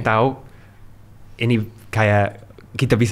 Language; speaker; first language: Indonesian; non-native, learner; English